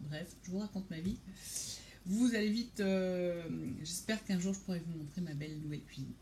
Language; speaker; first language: French; native; French